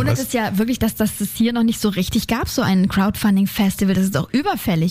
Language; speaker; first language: German; native; German